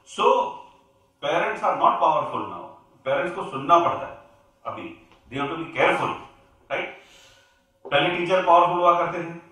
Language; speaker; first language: Hindi; non-native, local second language; Gujarati